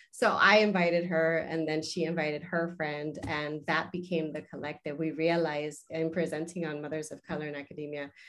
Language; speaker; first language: English; early bilingual, other home language; Spanish